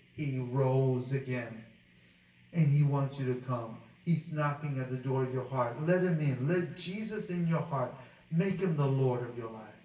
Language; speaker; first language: English; early bilingual, other home language; Spanish